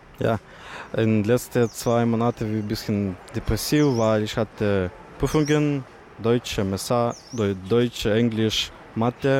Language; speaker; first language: German; non-native, fluent; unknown